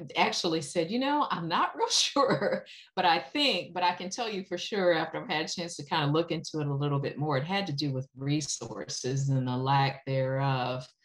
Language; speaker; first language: English; native; English